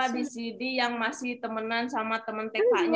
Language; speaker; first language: Indonesian; native; Indonesian